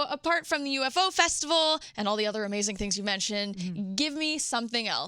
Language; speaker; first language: English; native; English